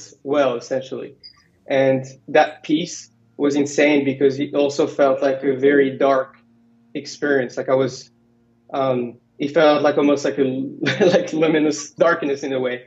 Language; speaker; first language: English; non-native, fluent; Arabic